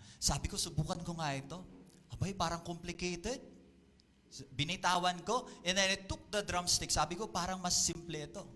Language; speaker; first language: Filipino; non-native, local second language; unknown